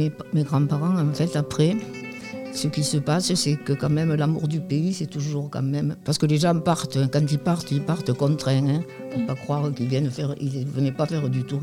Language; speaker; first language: French; native; French